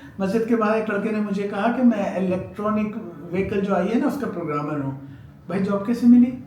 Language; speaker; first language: Urdu; native; Urdu